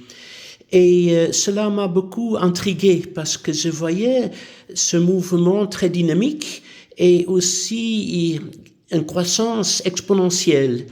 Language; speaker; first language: French; non-native, fluent; Dutch